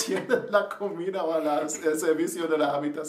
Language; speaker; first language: Spanish; non-native, learner; German